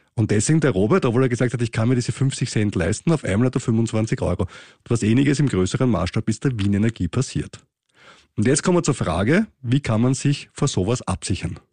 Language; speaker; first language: German; native; German